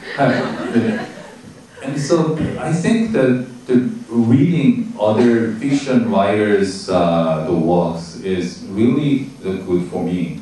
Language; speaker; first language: English; non-native, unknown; Korean